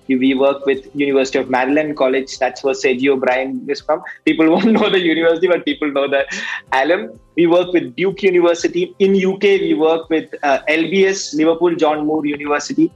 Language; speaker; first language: English; non-native, local second language; Malayalam